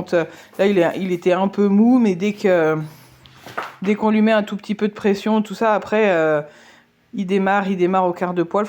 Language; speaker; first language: French; native; French